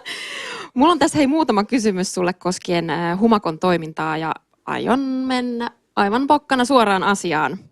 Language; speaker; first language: Finnish; native; Finnish